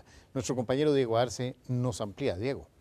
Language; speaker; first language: Spanish; native; Spanish